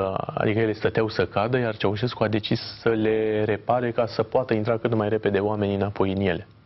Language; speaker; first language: Romanian; native; Romanian